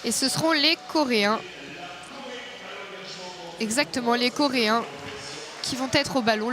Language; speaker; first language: French; native; French